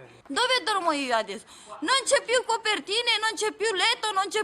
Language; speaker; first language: Italian; non-native, learner; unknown